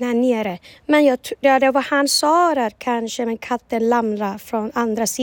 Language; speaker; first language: Swedish; non-native, learner; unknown